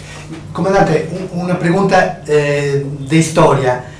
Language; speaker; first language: Spanish; non-native, fluent; Italian